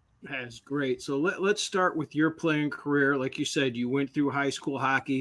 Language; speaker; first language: English; native; English